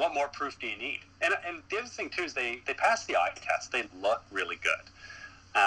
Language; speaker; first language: English; native; English